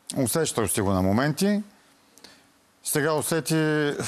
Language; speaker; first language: Bulgarian; native; Bulgarian